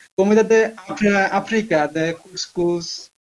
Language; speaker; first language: Spanish; non-native, learner; Bangla